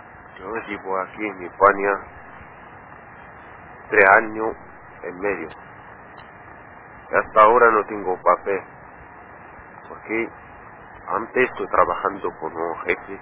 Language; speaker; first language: Spanish; non-native, learner; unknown